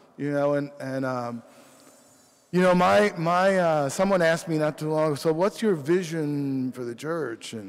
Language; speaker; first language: English; early bilingual, other home language; Spanish